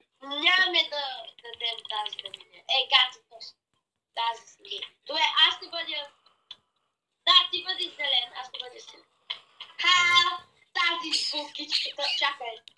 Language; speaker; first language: Bulgarian; early bilingual, heritage; English